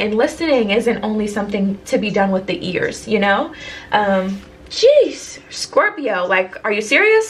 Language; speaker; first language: English; native; English